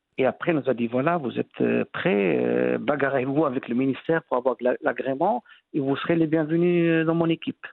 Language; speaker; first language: French; non-native, local second language; Arabic